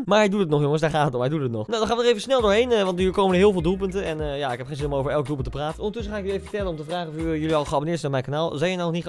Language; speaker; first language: Dutch; native; Dutch